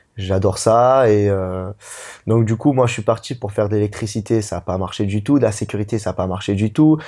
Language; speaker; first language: French; native; French